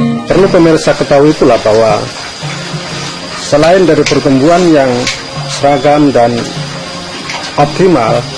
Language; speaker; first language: Indonesian; native; Indonesian